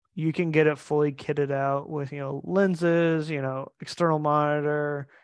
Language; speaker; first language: English; native; English